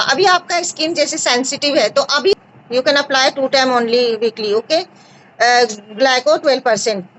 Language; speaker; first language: Hindi; native; Hindi